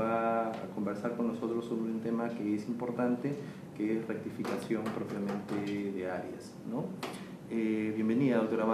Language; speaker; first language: Spanish; native; Spanish